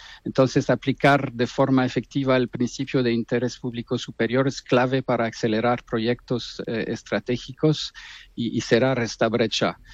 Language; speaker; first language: Spanish; non-native, fluent; French